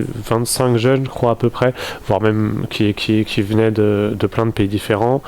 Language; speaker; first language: French; native; French